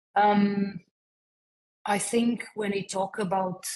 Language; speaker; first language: English; non-native, fluent; Romanian